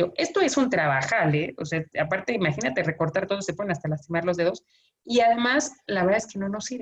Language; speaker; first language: Spanish; native; Spanish